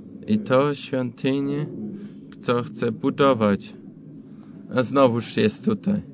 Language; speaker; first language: Polish; non-native, fluent; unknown